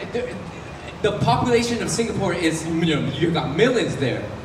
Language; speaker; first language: English; non-native, fluent; Thai